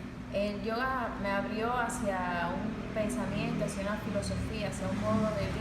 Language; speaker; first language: Spanish; native; Spanish